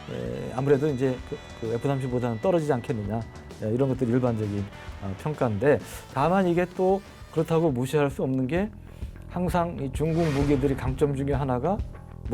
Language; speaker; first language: Korean; native; Korean